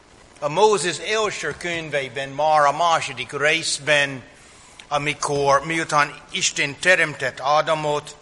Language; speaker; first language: Hungarian; non-native, fluent; English